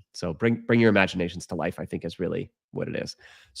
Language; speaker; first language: English; native; English